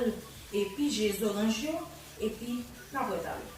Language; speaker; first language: French; non-native, learner; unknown